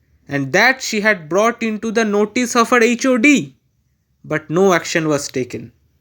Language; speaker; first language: English; non-native, local second language; Bangla